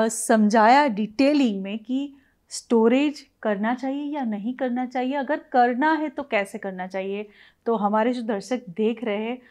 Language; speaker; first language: Hindi; non-native, local second language; Gujarati